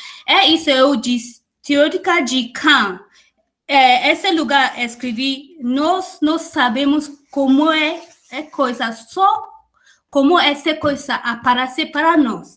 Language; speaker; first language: Portuguese; non-native, learner; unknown